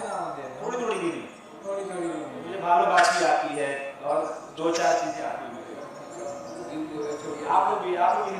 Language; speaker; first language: Hindi; non-native, learner; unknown